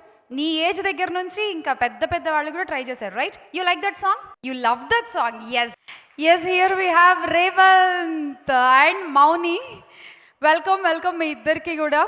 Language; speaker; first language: Telugu; native; Telugu